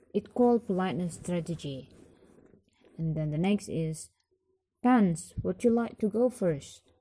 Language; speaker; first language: English; non-native, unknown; Indonesian